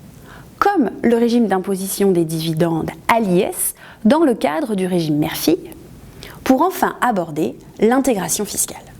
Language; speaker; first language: French; native; French